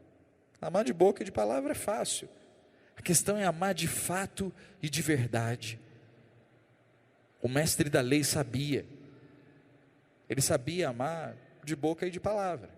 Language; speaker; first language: Portuguese; native; Portuguese